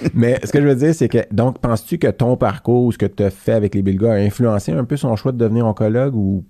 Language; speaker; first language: French; native; French